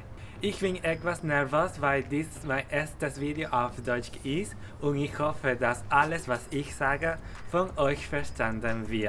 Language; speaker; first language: German; non-native, fluent; Spanish